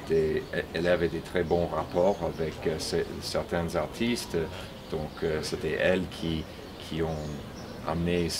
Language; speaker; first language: French; non-native, fluent; English